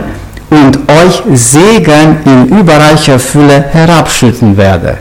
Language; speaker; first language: German; non-native, fluent; Romanian